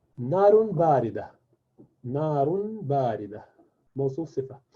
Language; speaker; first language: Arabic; non-native, fluent; Urdu